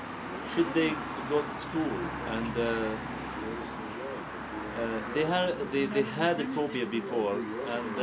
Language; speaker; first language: English; non-native, learner; Arabic